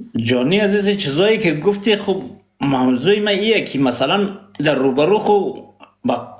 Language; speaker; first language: Persian; non-native, local second language; Pashto